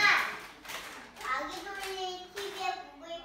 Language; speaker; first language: Korean; early bilingual, heritage; Korean